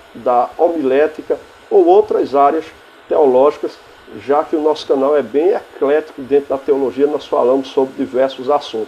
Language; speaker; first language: Portuguese; native; Portuguese